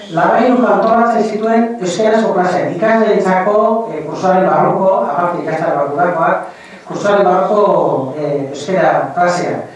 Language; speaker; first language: Basque; native; Basque